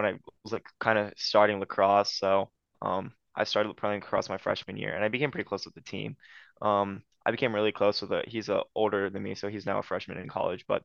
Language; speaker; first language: English; native; English